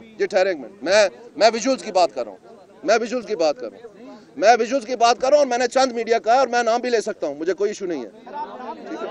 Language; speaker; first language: Urdu; non-native, local second language; Punjabi